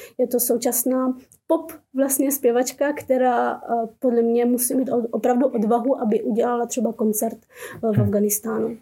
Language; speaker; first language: Czech; early bilingual, other home language; Persian